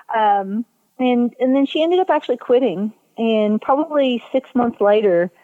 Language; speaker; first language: English; native; English